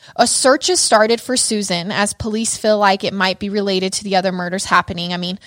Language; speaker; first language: English; native; English